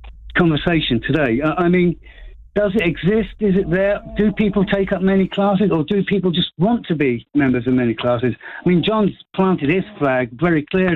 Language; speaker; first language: English; native; English